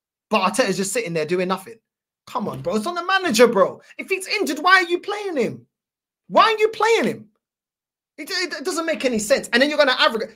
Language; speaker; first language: English; early bilingual, other home language; Portuguese